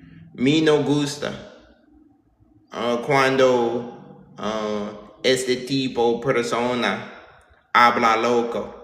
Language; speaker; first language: Spanish; non-native, learner; English